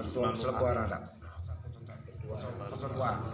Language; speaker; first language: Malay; non-native, local second language; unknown